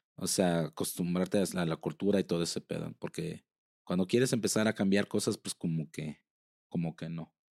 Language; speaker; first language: Spanish; early bilingual, heritage; Spanish